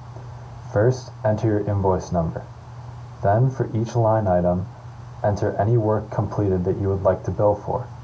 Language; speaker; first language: English; native; English